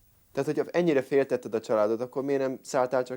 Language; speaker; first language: Hungarian; native; Hungarian